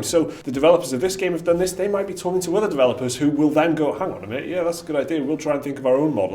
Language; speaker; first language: English; native; English